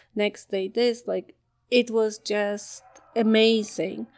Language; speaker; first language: English; non-native, fluent; Polish